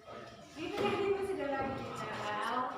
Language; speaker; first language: Indonesian; native; Indonesian